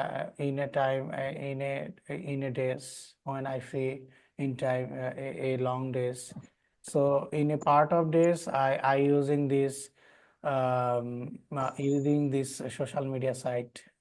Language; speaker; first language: English; non-native, learner; Bangla